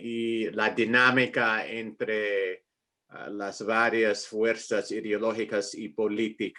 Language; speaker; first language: Spanish; non-native, fluent; English